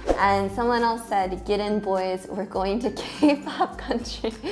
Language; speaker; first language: English; native; English